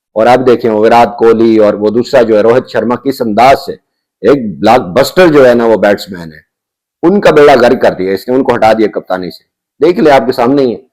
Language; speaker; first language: Urdu; non-native, local second language; Punjabi